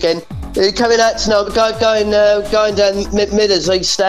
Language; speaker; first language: English; native; English